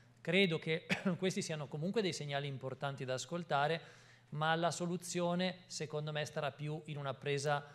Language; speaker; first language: Italian; native; Italian